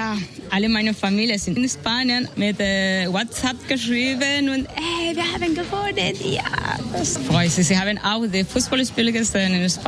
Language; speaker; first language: German; non-native, learner; Spanish